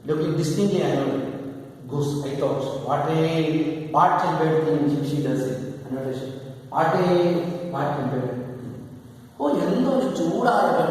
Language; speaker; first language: English; non-native, local second language; Malayalam